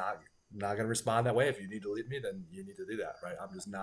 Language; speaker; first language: English; native; English